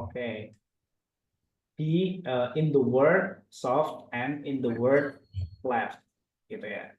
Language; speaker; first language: English; non-native, fluent; Indonesian